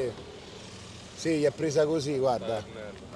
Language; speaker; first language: Italian; native; Italian